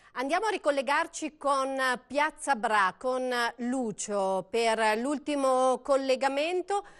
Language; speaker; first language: Italian; native; Italian